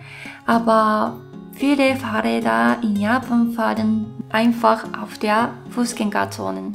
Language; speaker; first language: German; non-native, fluent; Japanese